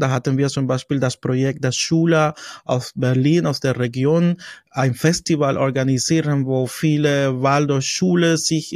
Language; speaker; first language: German; non-native, fluent; Spanish